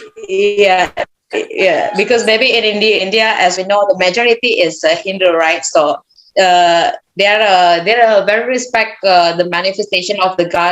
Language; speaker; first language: English; non-native, learner; Indonesian